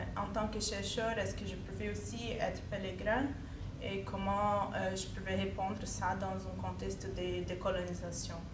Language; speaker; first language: French; non-native, fluent; Portuguese